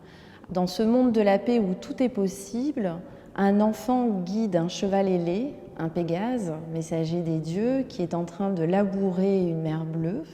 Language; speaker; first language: French; native; French